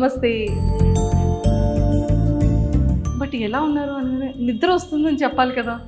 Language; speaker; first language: Telugu; native; Telugu